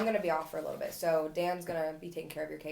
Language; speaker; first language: English; native; English